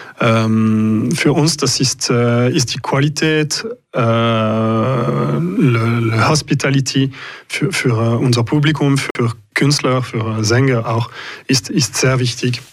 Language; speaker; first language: German; non-native, local second language; French